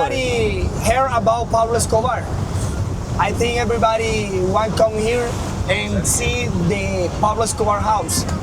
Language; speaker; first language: English; non-native, learner; Spanish